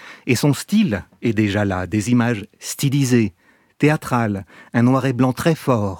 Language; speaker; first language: French; native; French